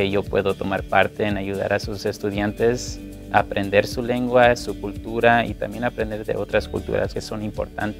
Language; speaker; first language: Spanish; early bilingual, heritage; Spanish